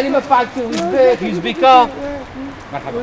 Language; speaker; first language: French; native; French